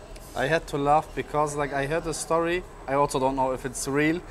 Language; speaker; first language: English; non-native, learner; German